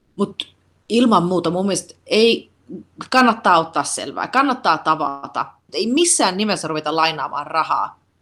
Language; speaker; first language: Finnish; early bilingual, heritage; Finnish